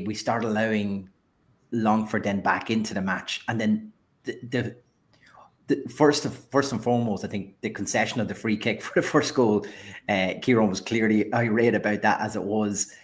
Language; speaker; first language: English; native; English